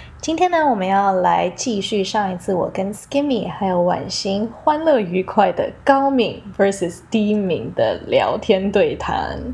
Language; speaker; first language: Chinese; early bilingual, heritage; Chinese